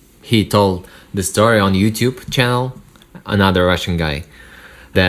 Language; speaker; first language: English; non-native, learner; Russian